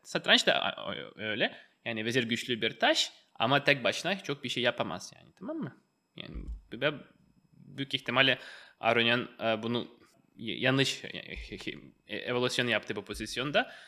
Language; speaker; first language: Turkish; non-native, fluent; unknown